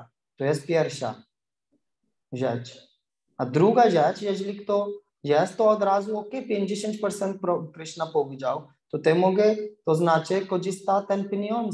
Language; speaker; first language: Polish; non-native, learner; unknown